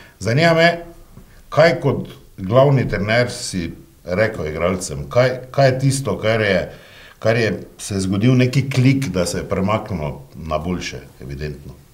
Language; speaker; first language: Slovenian; native; Slovenian